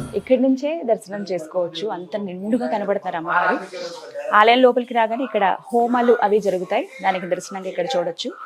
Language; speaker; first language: Telugu; native; Telugu